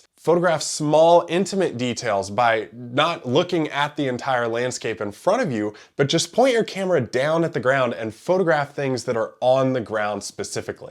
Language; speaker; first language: English; native; English